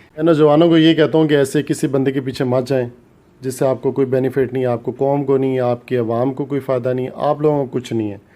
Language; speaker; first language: Urdu; non-native, local second language; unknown